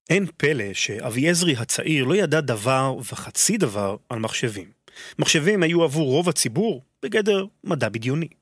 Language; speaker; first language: Hebrew; native; Hebrew